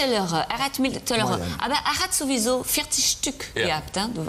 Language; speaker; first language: German; non-native, learner; French